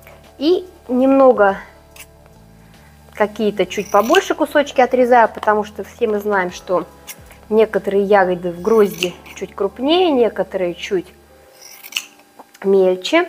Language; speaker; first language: Russian; native; Russian